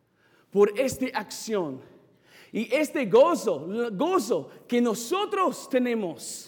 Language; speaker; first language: Spanish; non-native, fluent; English